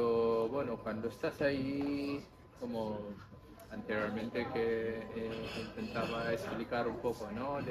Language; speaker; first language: Spanish; non-native, fluent; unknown